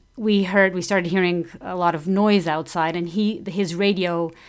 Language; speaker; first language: English; non-native, fluent; Portuguese